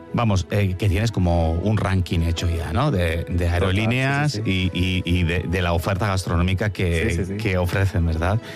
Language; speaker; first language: Spanish; native; Spanish